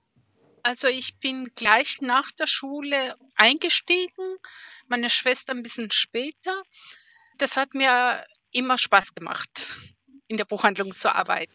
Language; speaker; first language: German; early bilingual, heritage; German